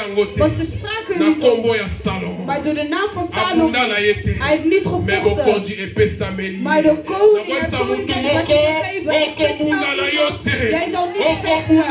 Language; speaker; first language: Dutch; non-native, learner; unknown